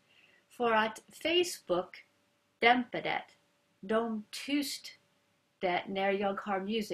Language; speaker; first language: Swedish; non-native, learner; English